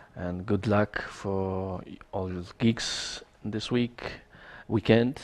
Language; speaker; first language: English; non-native, learner; Mongolian